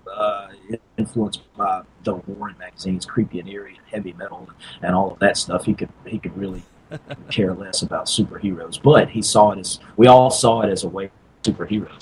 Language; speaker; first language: English; native; English